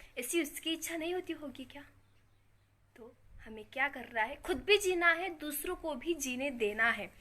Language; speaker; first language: Hindi; non-native, local second language; Marathi